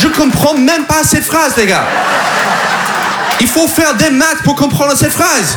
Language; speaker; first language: French; non-native, fluent; English